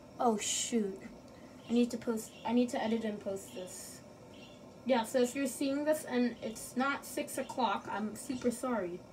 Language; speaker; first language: English; native; English